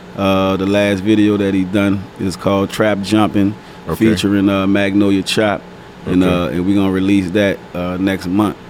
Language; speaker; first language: English; native; English